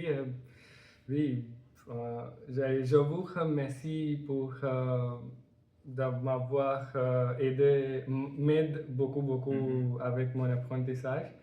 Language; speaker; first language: French; non-native, learner; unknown